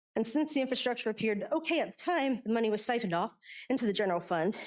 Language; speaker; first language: English; native; English